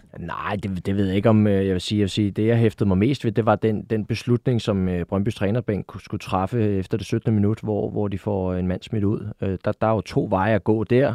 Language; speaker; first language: Danish; native; Danish